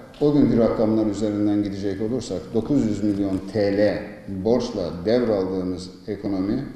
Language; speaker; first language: Turkish; native; Turkish